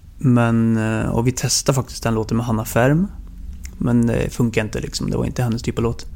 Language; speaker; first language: Swedish; native; Swedish